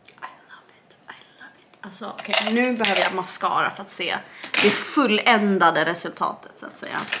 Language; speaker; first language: Swedish; native; Swedish